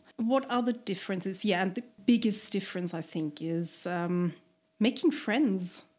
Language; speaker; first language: English; non-native, fluent; German